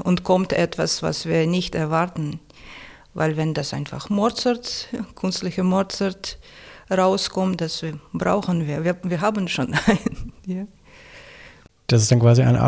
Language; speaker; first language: German; non-native, fluent; Russian